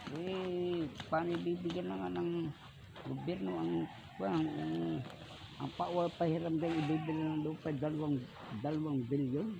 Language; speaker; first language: Filipino; native; Filipino